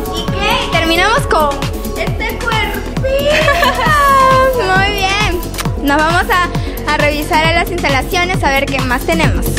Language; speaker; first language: Spanish; native; Spanish